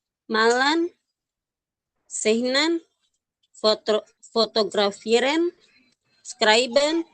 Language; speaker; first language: German; non-native, learner; Indonesian